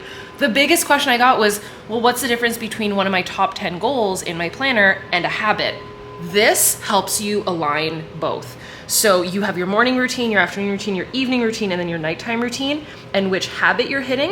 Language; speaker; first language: English; native; English